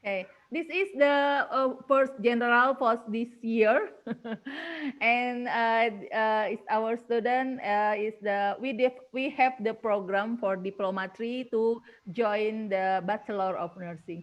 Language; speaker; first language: English; non-native, learner; Indonesian